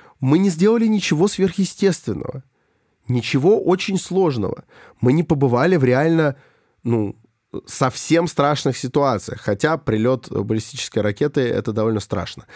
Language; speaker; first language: Russian; native; Russian